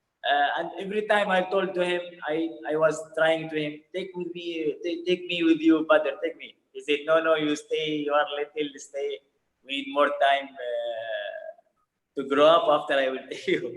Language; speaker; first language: English; non-native, fluent; Arabic